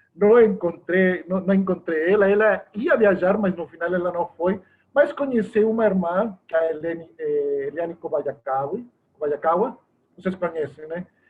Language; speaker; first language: Portuguese; non-native, fluent; Spanish